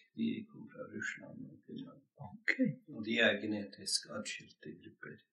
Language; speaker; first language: Norwegian; non-native, fluent; English